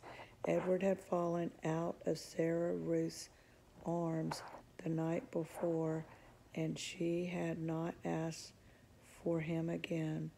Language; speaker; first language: English; native; English